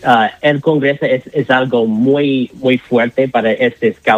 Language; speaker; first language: Spanish; non-native, learner; English